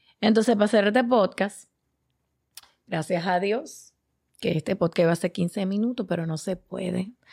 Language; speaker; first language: Spanish; native; Spanish